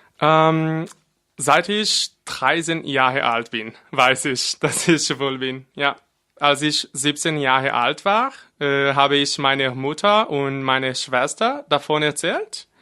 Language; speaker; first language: German; non-native, fluent; Portuguese